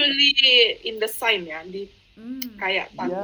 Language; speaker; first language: English; non-native, fluent; Indonesian